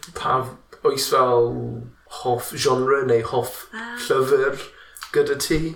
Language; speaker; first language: Welsh; non-native, local second language; English